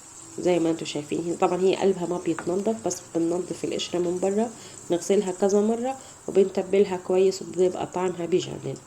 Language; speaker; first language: Arabic; native; Arabic